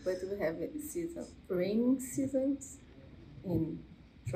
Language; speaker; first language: English; non-native, learner; Portuguese